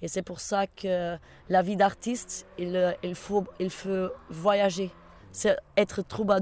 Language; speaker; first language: French; non-native, fluent; Portuguese